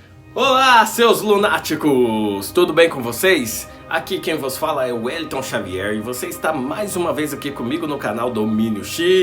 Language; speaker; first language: Portuguese; native; Portuguese